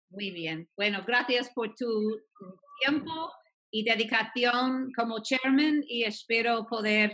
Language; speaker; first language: Spanish; non-native, fluent; English